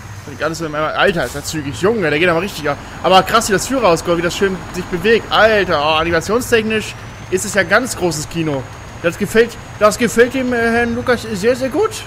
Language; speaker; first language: German; native; German